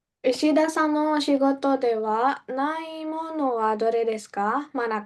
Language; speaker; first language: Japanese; non-native, fluent; Indonesian